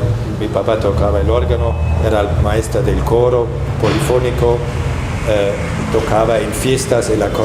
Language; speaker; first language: Spanish; non-native, fluent; German